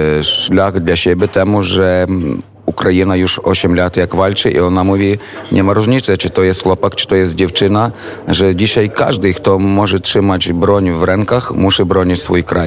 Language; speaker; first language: Polish; non-native, learner; Ukrainian